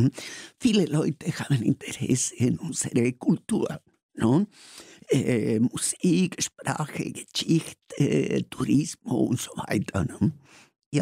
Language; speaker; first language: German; non-native, learner; Spanish